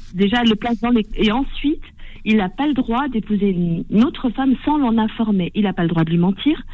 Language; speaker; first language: French; early bilingual, other home language; Arabic